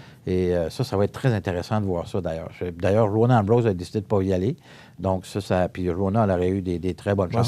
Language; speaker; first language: French; native; French